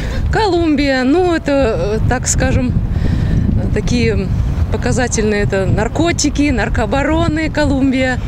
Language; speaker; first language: Russian; native; Russian